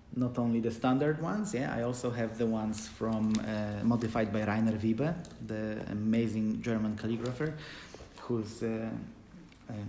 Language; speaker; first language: English; non-native, fluent; Polish